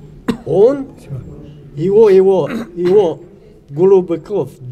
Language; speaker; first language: Russian; non-native, learner; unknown